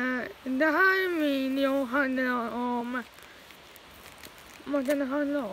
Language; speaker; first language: Swedish; early bilingual, other home language; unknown